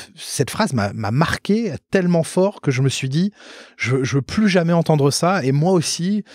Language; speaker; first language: French; native; French